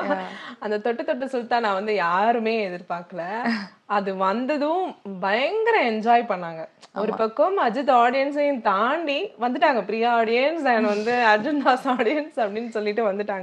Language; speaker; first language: Tamil; native; Tamil